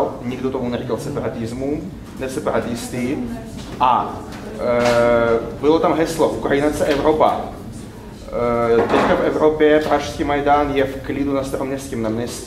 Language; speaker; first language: Czech; non-native, fluent; Russian